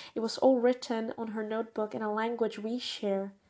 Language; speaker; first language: English; non-native, fluent; Portuguese